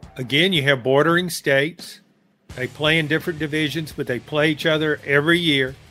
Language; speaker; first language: English; native; English